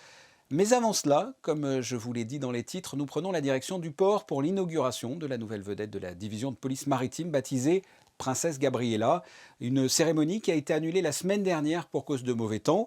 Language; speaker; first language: French; native; French